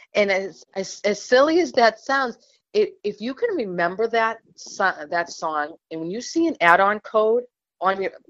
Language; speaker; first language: English; native; English